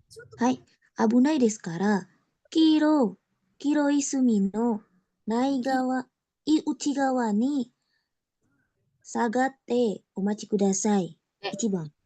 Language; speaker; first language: Japanese; non-native, learner; Indonesian